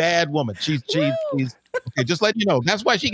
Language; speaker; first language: English; native; English